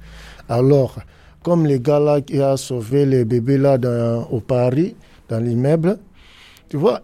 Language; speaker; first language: French; non-native, learner; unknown